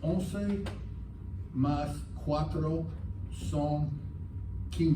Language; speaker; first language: Spanish; non-native, learner; English